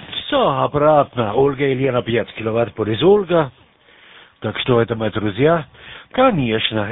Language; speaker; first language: Russian; non-native, learner; German